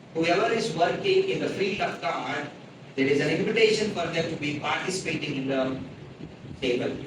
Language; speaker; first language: English; non-native, local second language; Telugu